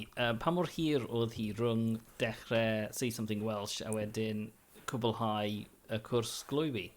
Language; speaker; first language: Welsh; non-native, local second language; English